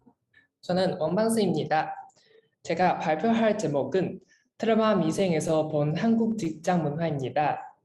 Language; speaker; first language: Korean; non-native, learner; Chinese